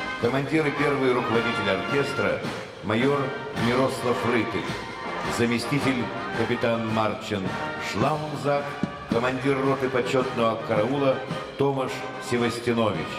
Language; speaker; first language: Russian; native; Russian